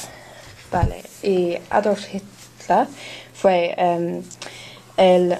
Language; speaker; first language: Spanish; non-native, learner; English